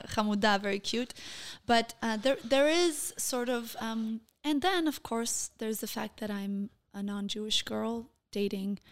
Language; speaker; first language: English; non-native, fluent; Portuguese